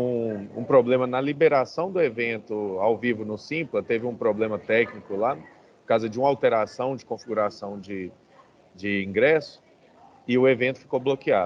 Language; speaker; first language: Portuguese; native; Portuguese